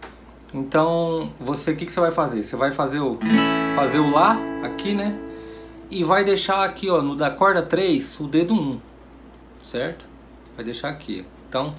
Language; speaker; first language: Portuguese; native; Portuguese